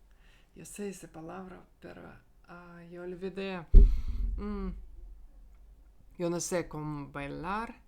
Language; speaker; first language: Spanish; non-native, learner; Russian